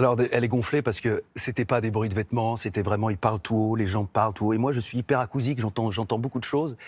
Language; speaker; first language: French; native; French